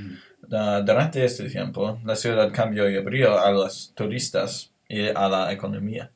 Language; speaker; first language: Spanish; non-native, learner; English